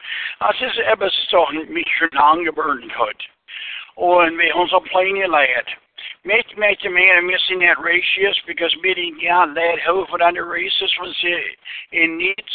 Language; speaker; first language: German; early bilingual, heritage; Pennsylvania German